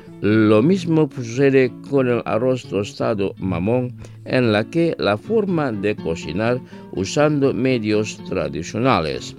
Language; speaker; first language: Spanish; non-native, fluent; Indonesian